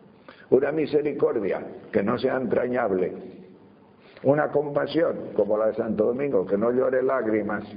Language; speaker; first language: Spanish; native; Spanish